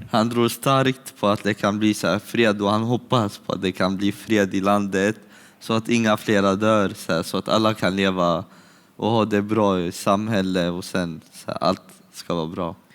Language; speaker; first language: Swedish; early bilingual, other home language; Syriac